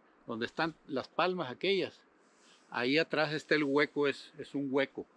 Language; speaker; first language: Spanish; native; Spanish